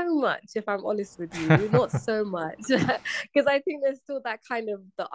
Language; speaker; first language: English; native; English